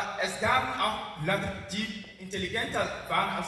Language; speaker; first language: German; non-native, learner; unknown